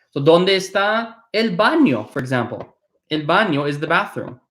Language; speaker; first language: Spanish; non-native, fluent; English